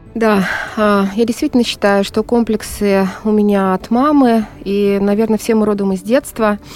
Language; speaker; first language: Russian; native; Russian